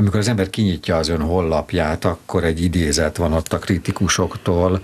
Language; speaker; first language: Hungarian; native; Hungarian